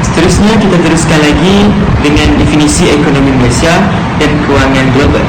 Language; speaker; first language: Malay; native; Malay